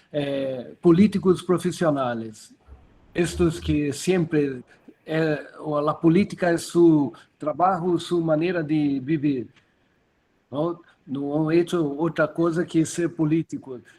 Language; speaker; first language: Spanish; non-native, learner; Portuguese